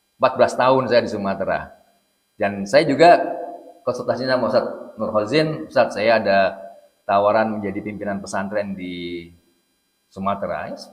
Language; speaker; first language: Indonesian; non-native, local second language; Javanese